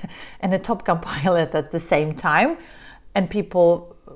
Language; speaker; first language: English; early bilingual, other home language; Polish